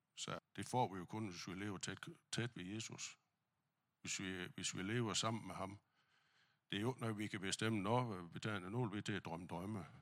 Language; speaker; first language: Danish; non-native, fluent; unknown